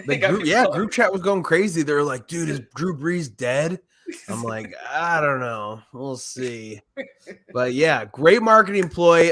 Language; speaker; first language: English; native; English